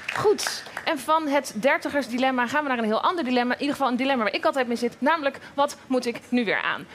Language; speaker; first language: Dutch; native; Dutch